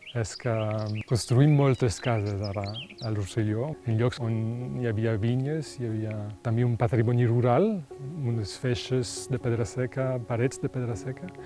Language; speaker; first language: Catalan; non-native, local second language; French